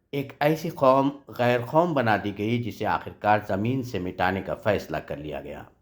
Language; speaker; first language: Urdu; native; Urdu